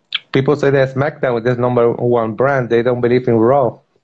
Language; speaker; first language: English; non-native, fluent; Spanish